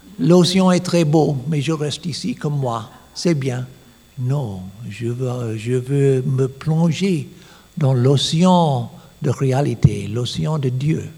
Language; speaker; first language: French; non-native, fluent; English